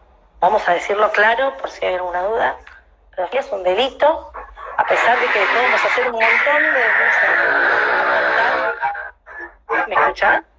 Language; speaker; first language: Spanish; native; Spanish